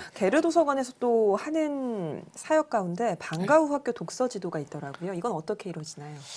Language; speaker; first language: Korean; native; Korean